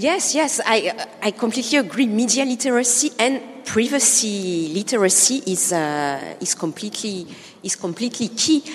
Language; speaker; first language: English; non-native, fluent; French